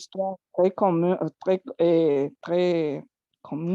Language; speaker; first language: French; non-native, learner; Spanish